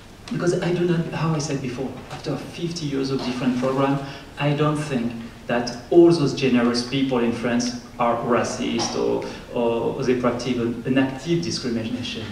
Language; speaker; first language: English; non-native, fluent; French